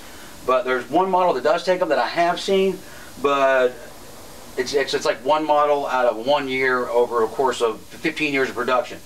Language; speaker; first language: English; native; English